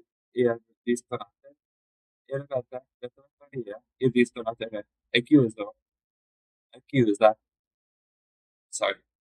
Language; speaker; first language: Italian; non-native, learner; English